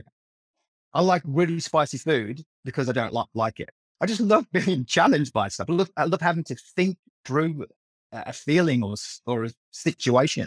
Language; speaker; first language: English; native; English